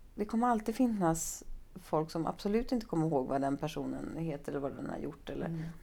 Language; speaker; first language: Swedish; native; Swedish